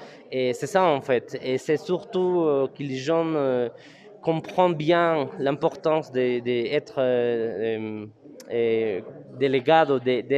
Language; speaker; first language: French; non-native, fluent; Spanish